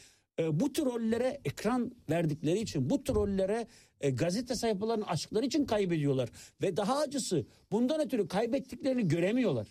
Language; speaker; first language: Turkish; native; Turkish